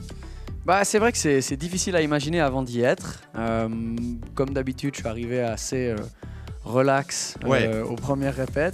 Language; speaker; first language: French; native; French